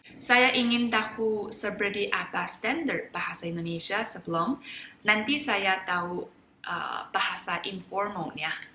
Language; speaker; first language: Indonesian; non-native, fluent; Chinese